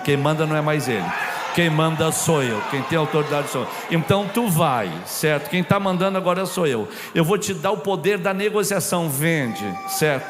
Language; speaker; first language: Portuguese; native; Portuguese